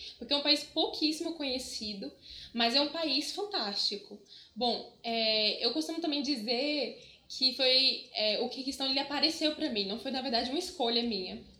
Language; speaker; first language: Portuguese; native; Portuguese